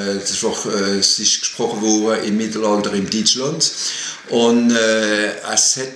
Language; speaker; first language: German; non-native, fluent; French